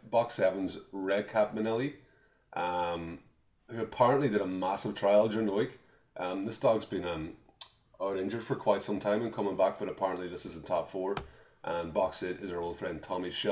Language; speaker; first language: English; native; English